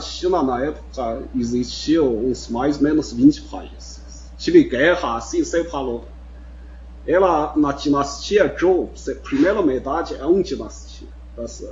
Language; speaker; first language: Portuguese; non-native, fluent; Chinese